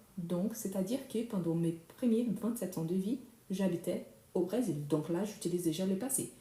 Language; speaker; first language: French; non-native, fluent; Portuguese